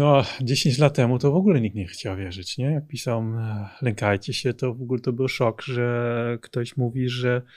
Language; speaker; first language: Polish; non-native, fluent; Dutch